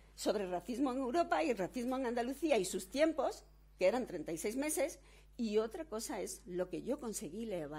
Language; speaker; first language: Spanish; native; Spanish